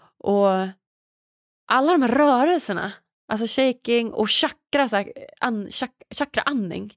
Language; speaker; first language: Swedish; native; Swedish